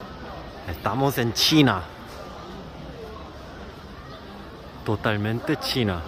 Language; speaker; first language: Spanish; non-native, fluent; Korean